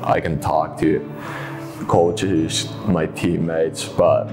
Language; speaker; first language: English; non-native, fluent; Finnish